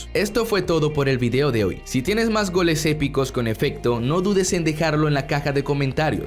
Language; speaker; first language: Spanish; native; Spanish